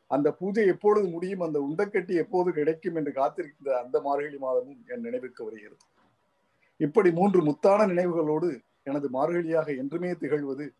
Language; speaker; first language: Tamil; native; Tamil